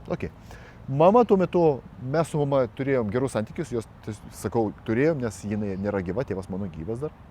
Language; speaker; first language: Lithuanian; non-native, local second language; Russian